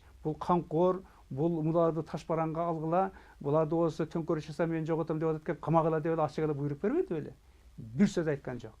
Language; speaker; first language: Kyrgyz; native; Kyrgyz